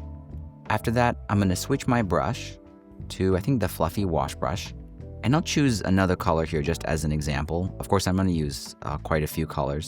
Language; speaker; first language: English; native; English